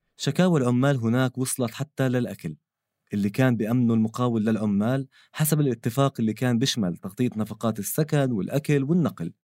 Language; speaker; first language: Arabic; native; Arabic